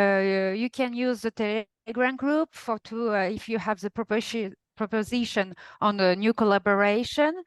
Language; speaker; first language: English; non-native, fluent; Italian